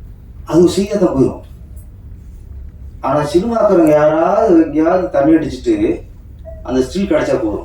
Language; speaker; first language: Tamil; native; Tamil